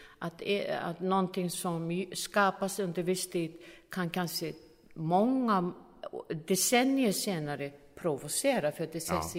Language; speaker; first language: Swedish; non-native, fluent; Icelandic